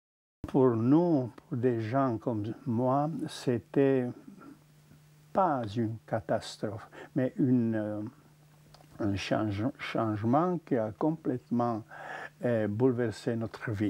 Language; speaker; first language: French; non-native, fluent; Czech